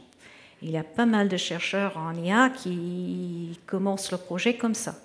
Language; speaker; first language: French; non-native, fluent; English